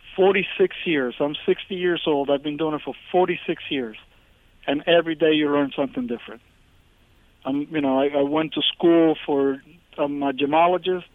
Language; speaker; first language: English; early bilingual, other home language; Spanish